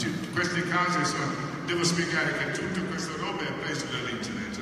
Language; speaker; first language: Italian; non-native, fluent; English